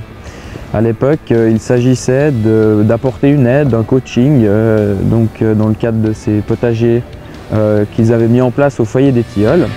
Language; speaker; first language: French; native; French